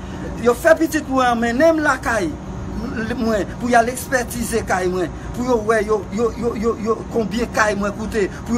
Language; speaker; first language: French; non-native, learner; Haitian Creole